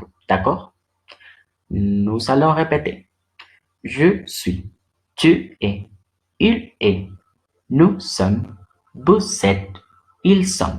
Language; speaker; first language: French; non-native, learner; Spanish